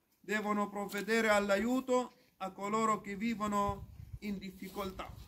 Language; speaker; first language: Italian; non-native, fluent; Arabic